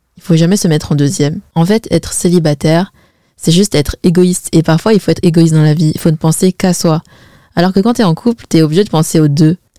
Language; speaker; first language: French; early bilingual, other home language; Chinese